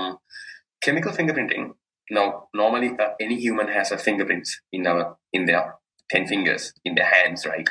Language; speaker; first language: English; non-native, local second language; Sinhala